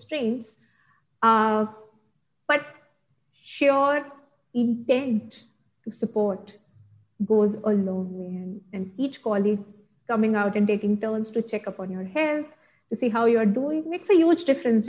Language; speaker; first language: English; non-native, local second language; Gujarati